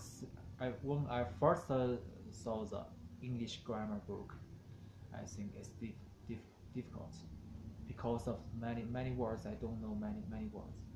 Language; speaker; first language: English; non-native, learner; Chinese